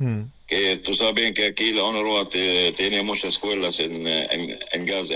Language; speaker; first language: Spanish; non-native, fluent; Arabic